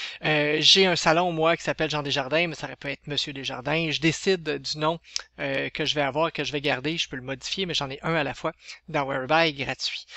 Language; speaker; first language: French; native; French